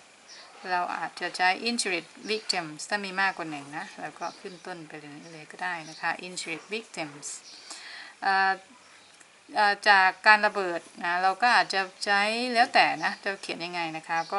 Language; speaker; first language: Thai; native; Thai